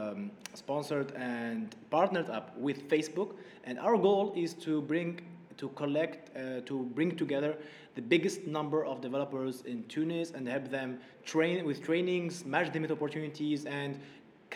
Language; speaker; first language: English; non-native, fluent; Arabic